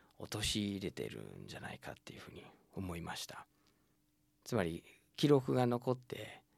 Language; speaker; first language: Japanese; non-native, fluent; English